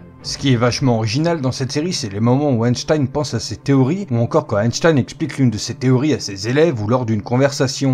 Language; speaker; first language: French; native; French